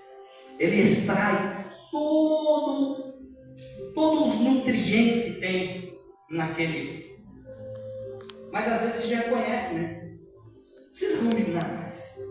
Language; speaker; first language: Portuguese; native; Portuguese